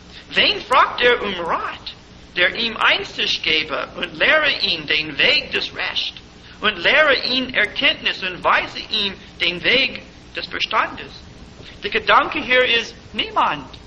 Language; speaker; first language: German; non-native, fluent; English